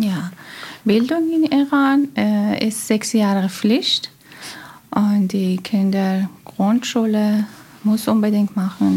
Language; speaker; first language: German; non-native, learner; Persian